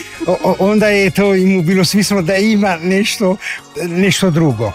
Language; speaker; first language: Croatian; early bilingual, heritage; Croatian